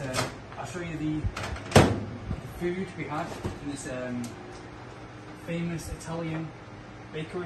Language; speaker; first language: English; native; English